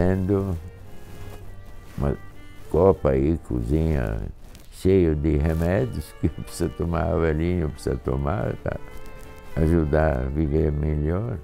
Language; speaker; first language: Portuguese; non-native, fluent; Hungarian